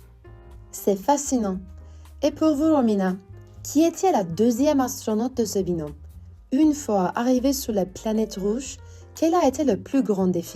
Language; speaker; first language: French; non-native, learner; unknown